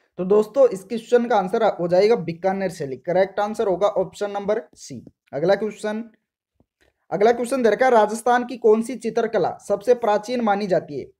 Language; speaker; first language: Hindi; native; Hindi